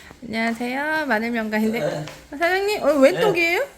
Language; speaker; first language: Korean; native; Korean